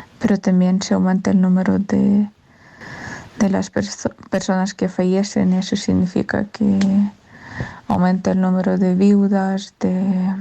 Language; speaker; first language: Spanish; non-native, fluent; Ukrainian